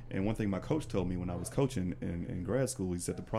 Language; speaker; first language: English; native; English